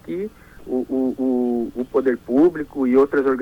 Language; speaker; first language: Portuguese; native; Portuguese